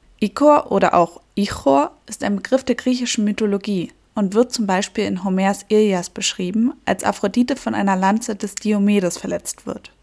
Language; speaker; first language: German; native; German